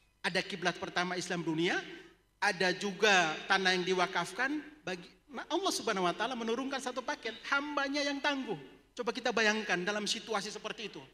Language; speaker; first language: Indonesian; native; Indonesian